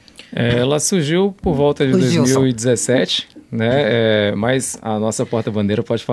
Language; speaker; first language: Portuguese; native; Portuguese